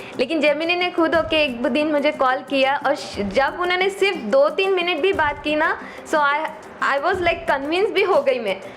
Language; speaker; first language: Hindi; non-native, local second language; Marathi